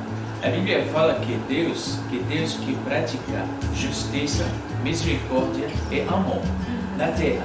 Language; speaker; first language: Portuguese; non-native, learner; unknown